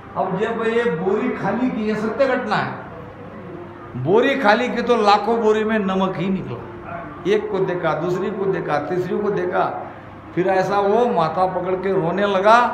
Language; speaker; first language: Hindi; non-native, local second language; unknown